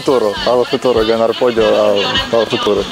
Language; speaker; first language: Spanish; non-native, learner; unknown